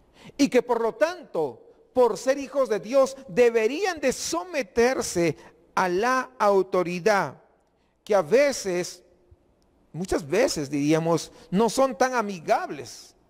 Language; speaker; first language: Spanish; native; Spanish